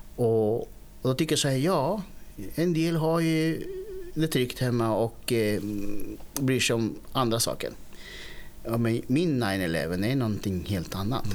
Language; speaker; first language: Swedish; early bilingual, other home language; Spanish